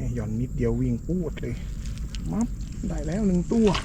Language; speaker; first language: Thai; native; Thai